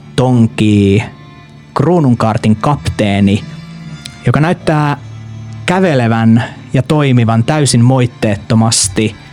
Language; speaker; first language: Finnish; native; Finnish